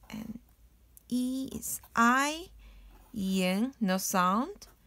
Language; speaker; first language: English; non-native, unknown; Korean